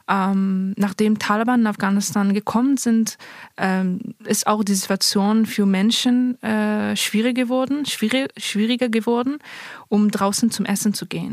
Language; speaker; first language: German; non-native, fluent; Persian